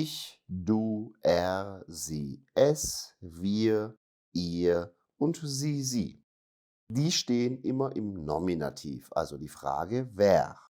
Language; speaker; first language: German; non-native, fluent; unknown